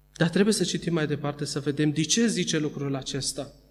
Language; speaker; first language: Romanian; early bilingual, other home language; Arabic